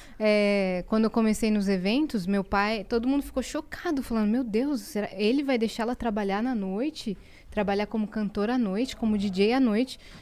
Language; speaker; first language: Portuguese; native; Portuguese